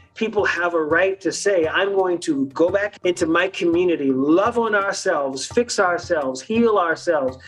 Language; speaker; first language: English; early bilingual, other home language; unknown